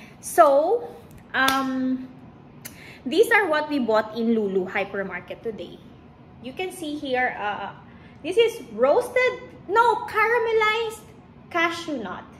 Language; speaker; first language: English; non-native, local second language; Hiligaynon